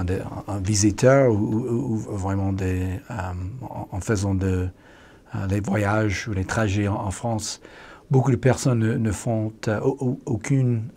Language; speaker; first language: French; non-native, fluent; English